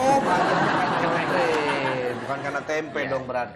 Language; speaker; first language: Indonesian; native; Indonesian